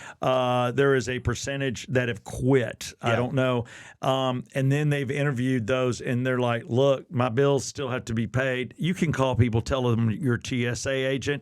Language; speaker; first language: English; native; English